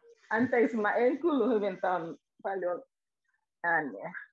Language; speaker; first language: Finnish; non-native, learner; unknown